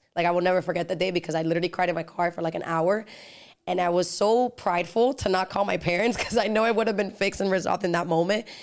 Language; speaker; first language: English; early bilingual, other home language; Spanish